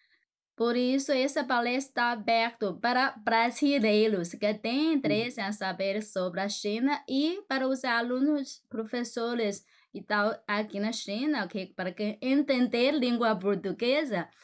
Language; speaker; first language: Portuguese; non-native, fluent; Chinese